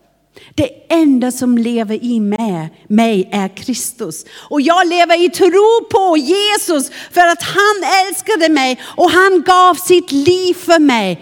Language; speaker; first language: Swedish; non-native, fluent; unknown